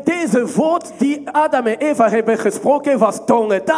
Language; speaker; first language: Dutch; non-native, fluent; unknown